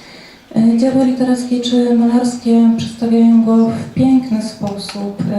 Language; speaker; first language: Polish; native; Polish